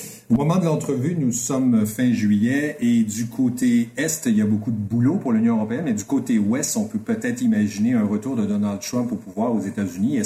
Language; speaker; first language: French; native; French